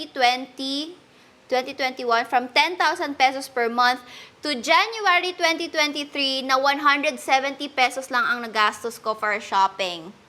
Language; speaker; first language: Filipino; native; Filipino